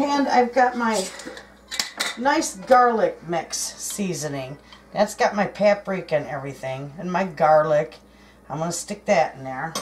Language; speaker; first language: English; native; English